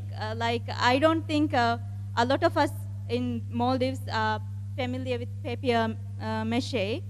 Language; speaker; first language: English; non-native, local second language; Divehi